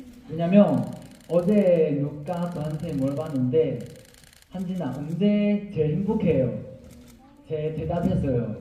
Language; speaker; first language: Korean; non-native, learner; Chinese